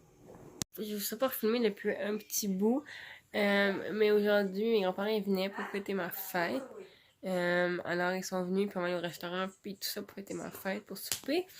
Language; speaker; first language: French; native; French